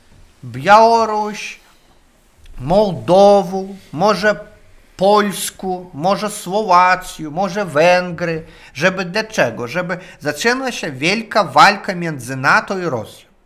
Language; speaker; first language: Polish; non-native, learner; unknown